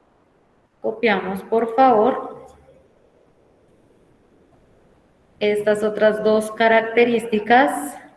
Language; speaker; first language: Spanish; native; Spanish